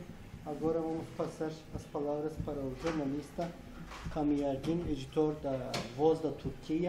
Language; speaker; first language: Portuguese; non-native, fluent; Turkish